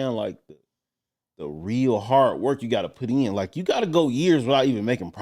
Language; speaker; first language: English; native; English